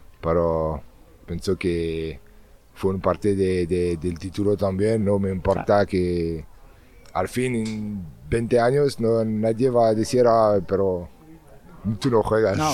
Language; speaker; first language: Spanish; non-native, learner; French